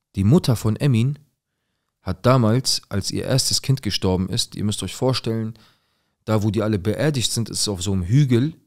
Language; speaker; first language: German; native; German